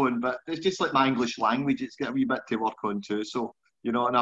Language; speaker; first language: English; native; English